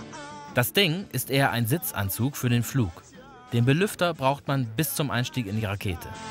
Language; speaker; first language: German; native; German